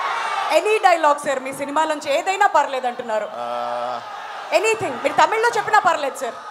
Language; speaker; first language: Telugu; native; Telugu